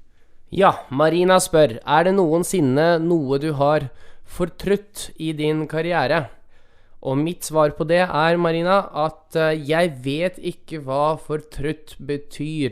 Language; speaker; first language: Norwegian; early bilingual, other home language; Russian